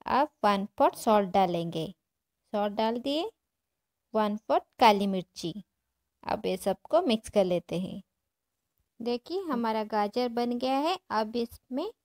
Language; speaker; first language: Hindi; non-native, local second language; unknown